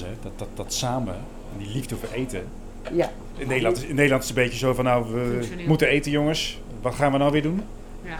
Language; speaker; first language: Dutch; non-native, learner; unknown